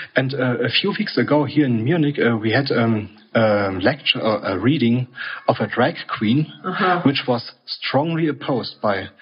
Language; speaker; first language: English; non-native, fluent; German